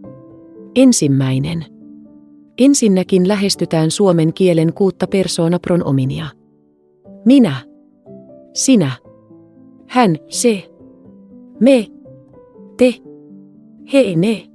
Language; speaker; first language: Finnish; non-native, fluent; Vietnamese